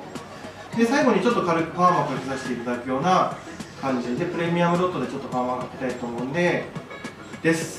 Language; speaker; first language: Japanese; native; Japanese